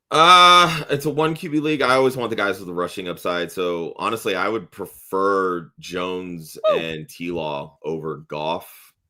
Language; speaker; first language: English; native; English